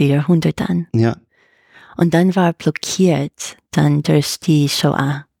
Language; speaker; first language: German; non-native, fluent; English